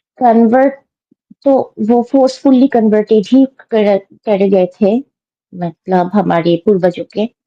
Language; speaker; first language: Hindi; non-native, fluent; Bangla